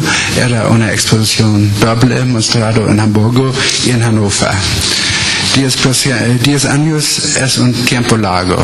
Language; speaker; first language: Spanish; non-native, learner; German